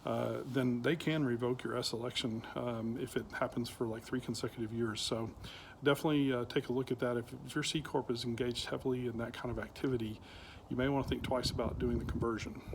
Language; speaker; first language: English; native; English